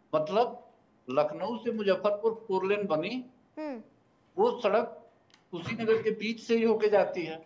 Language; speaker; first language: Hindi; native; Hindi